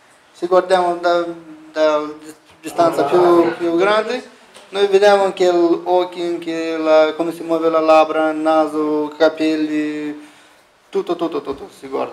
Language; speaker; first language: Italian; non-native, learner; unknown